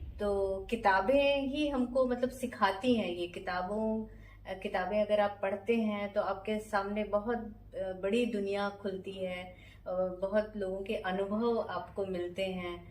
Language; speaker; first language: Hindi; native; Hindi